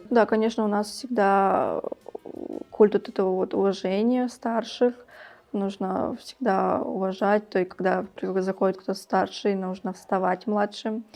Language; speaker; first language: Russian; early bilingual, other home language; Tajik